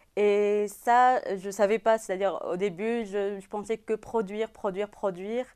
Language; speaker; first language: French; non-native, local second language; Arabic